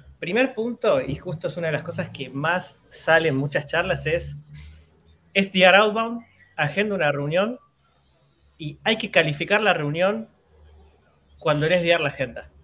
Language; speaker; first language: Spanish; native; Spanish